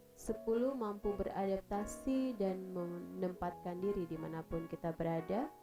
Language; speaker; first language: Indonesian; native; Indonesian